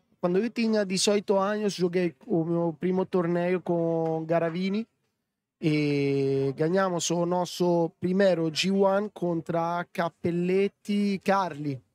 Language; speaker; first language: Portuguese; non-native, learner; Italian